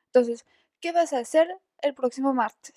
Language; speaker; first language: Spanish; non-native, fluent; French